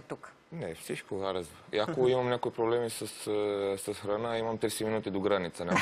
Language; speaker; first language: Bulgarian; non-native, learner; Romanian